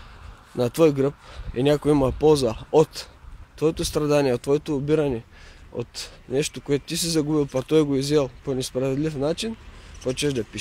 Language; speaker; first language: Bulgarian; native; Bulgarian